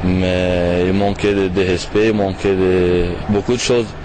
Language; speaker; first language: French; non-native, fluent; Portuguese